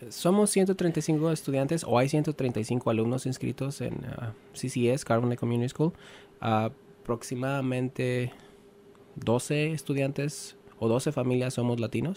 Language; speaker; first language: Spanish; native; Spanish